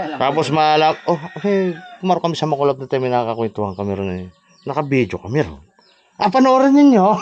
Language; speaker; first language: Filipino; native; Filipino